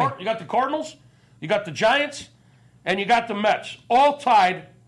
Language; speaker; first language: English; native; English